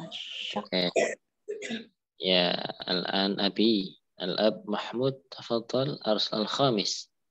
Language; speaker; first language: Arabic; non-native, fluent; Indonesian